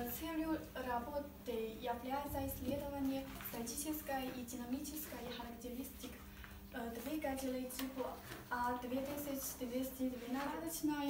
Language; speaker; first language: Russian; non-native, learner; Chinese